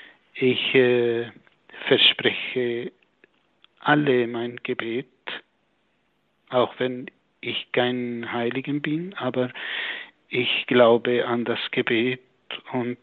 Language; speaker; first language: German; non-native, fluent; Arabic